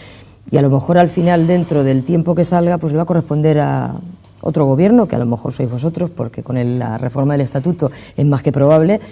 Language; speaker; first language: Spanish; native; Spanish